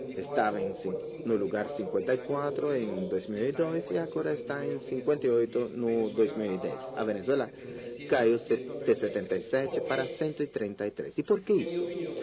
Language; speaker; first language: Portuguese; non-native, fluent; Spanish